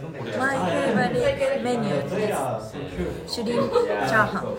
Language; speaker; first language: English; non-native, learner; Japanese